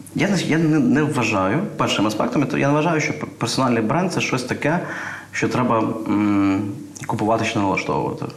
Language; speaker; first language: Ukrainian; native; Ukrainian